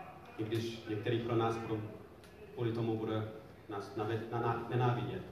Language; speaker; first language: Czech; non-native, fluent; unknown